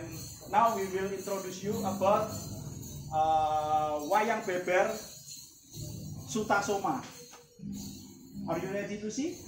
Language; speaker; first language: English; non-native, learner; Indonesian